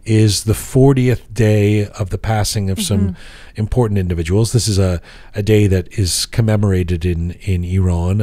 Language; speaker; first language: English; native; English